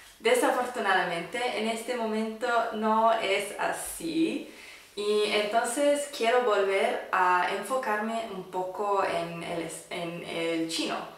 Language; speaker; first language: Spanish; non-native, fluent; English